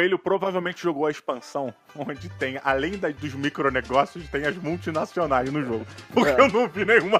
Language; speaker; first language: Portuguese; native; Portuguese